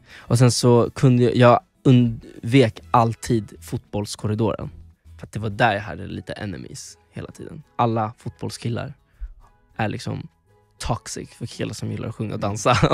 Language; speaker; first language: Swedish; early bilingual, other home language; Spanish